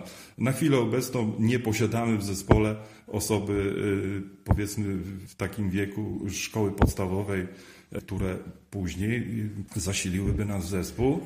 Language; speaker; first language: Polish; native; Polish